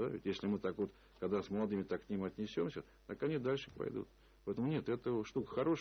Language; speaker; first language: Russian; native; Russian